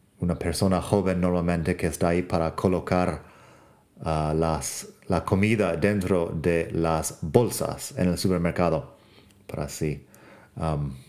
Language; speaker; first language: Spanish; non-native, fluent; English